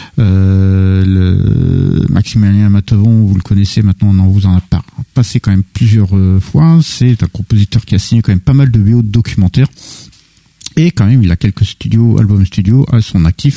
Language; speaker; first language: French; native; French